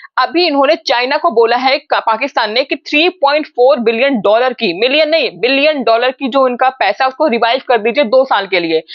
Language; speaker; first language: Hindi; native; Hindi